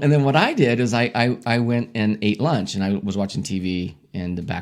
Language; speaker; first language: English; native; English